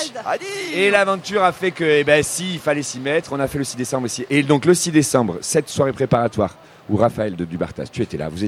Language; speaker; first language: French; native; French